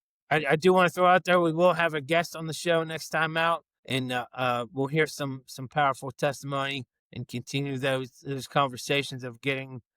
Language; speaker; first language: English; native; English